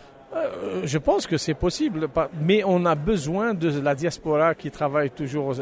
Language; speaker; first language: French; non-native, local second language; Arabic